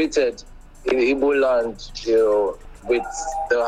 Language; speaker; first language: English; non-native, local second language; Igbo